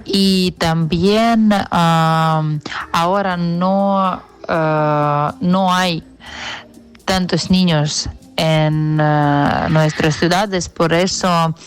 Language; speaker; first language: Spanish; non-native, fluent; Ukrainian